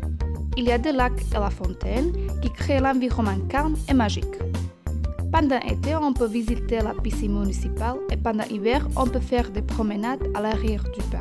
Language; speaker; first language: French; non-native, learner; Slovak